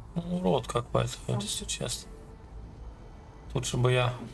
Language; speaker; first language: Russian; native; Russian